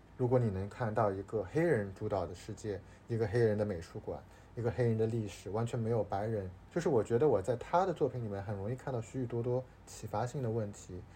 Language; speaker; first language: Chinese; native; Chinese